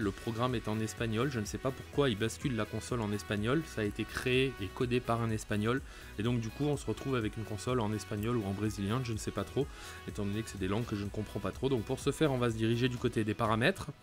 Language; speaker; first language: French; native; French